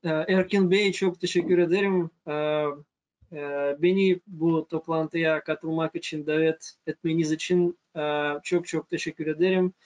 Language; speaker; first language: Turkish; non-native, fluent; Russian